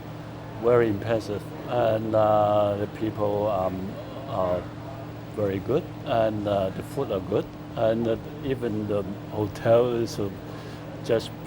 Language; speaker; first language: English; non-native, fluent; Cantonese